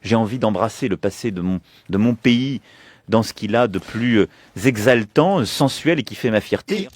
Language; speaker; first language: French; native; French